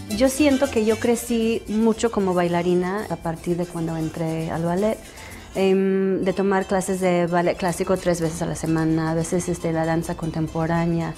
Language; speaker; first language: Spanish; early bilingual, heritage; Spanish